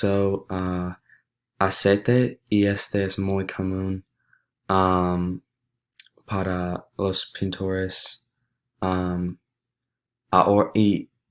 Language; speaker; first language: Spanish; non-native, learner; English